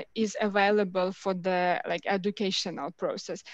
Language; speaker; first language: English; non-native, fluent; Ukrainian